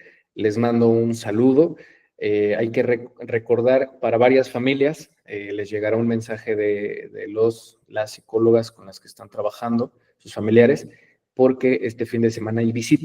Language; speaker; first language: Spanish; native; Spanish